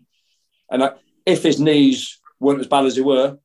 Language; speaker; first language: English; native; English